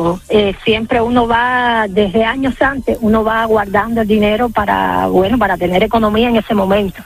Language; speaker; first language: Spanish; native; Spanish